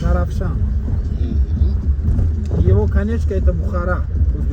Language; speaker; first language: Russian; non-native, local second language; Tajik